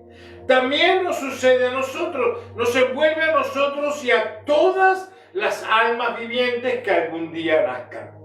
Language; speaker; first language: Spanish; native; Spanish